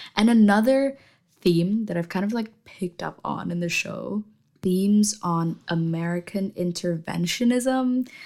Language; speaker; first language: English; non-native, fluent; Indonesian